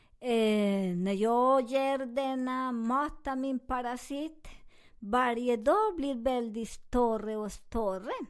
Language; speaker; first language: Swedish; non-native, learner; Spanish